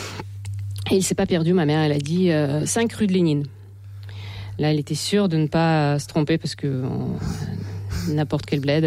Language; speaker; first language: French; non-native, fluent; Russian